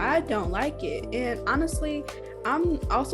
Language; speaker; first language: English; native; English